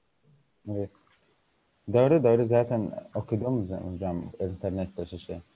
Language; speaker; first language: Turkish; non-native, learner; Arabic